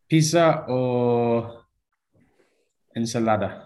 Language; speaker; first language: Spanish; non-native, learner; English